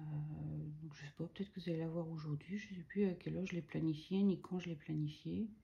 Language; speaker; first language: French; native; French